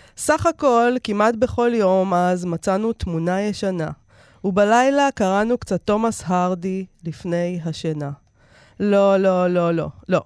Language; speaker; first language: Hebrew; native; Hebrew